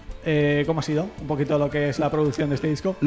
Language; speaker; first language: Spanish; native; Spanish